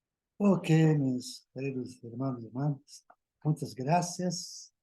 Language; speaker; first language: Spanish; non-native, learner; Portuguese